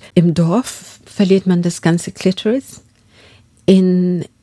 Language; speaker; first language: German; non-native, fluent; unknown